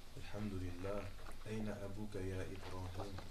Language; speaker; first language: Arabic; non-native, learner; French